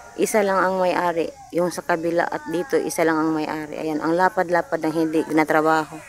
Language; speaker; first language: Filipino; non-native, local second language; Cebuano